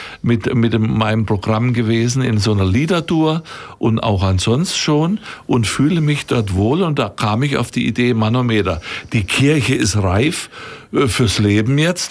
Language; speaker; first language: German; native; German